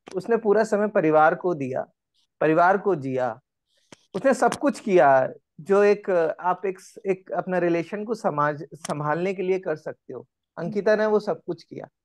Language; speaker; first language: Hindi; native; Hindi